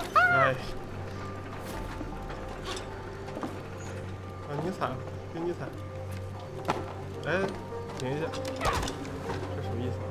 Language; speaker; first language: Chinese; native; Chinese